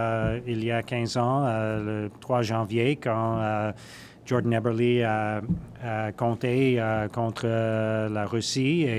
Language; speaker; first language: French; non-native, learner; English